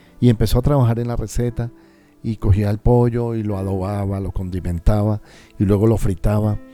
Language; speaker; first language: Spanish; native; Spanish